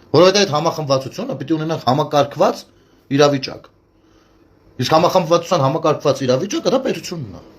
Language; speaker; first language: Armenian; native; Armenian